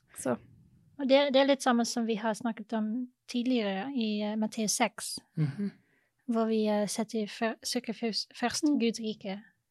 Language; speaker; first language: Norwegian; non-native, fluent; English